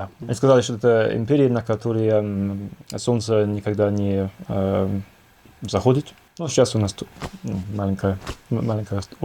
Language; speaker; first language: Russian; non-native, learner; English